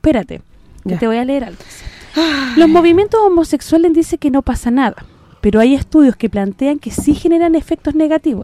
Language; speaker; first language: Spanish; native; Spanish